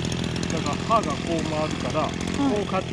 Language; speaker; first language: Japanese; native; Japanese